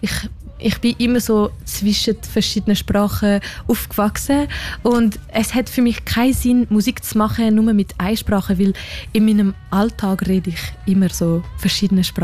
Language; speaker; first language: German; non-native, local second language; French